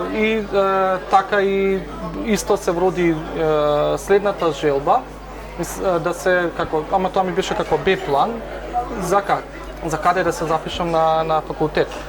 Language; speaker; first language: Macedonian; non-native, local second language; Romany